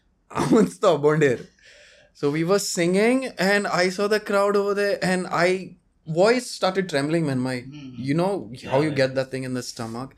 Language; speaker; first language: English; non-native, local second language; Konkani